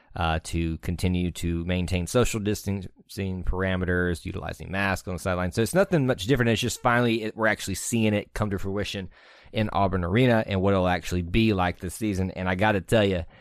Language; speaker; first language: English; native; English